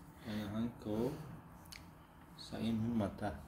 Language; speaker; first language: Cebuano; non-native, learner; Turkish